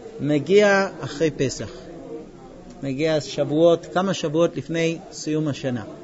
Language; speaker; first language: Hebrew; non-native, fluent; English